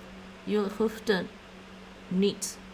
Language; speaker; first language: Dutch; non-native, learner; English